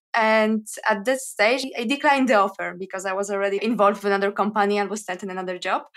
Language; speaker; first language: English; non-native, fluent; Polish